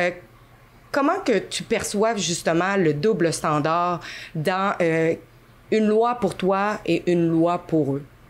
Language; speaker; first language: French; native; French